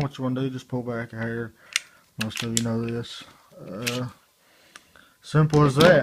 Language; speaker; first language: English; native; English